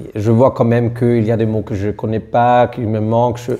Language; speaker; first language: French; non-native, fluent; German